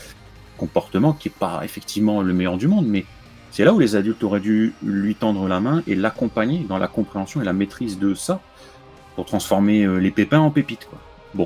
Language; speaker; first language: French; native; French